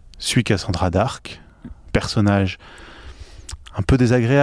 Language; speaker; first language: French; native; French